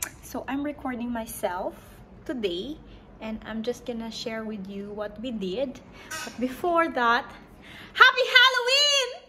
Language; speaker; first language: English; non-native, local second language; Hiligaynon